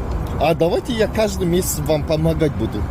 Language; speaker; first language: Russian; non-native, local second language; Kazakh